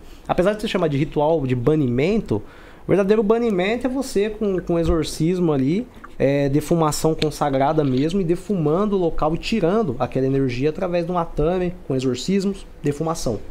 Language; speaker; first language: Portuguese; native; Portuguese